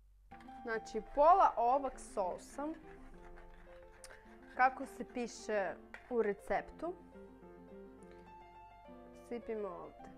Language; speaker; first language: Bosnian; non-native, learner; Russian